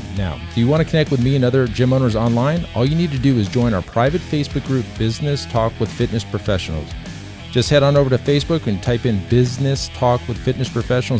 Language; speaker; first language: English; native; English